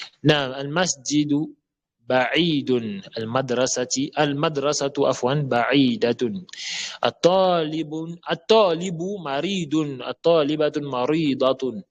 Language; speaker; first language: Arabic; non-native, fluent; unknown